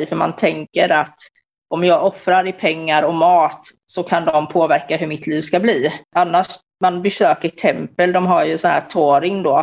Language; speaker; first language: Swedish; native; Swedish